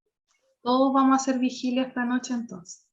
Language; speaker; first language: Spanish; native; Spanish